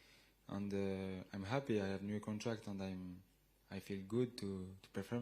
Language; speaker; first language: English; non-native, learner; French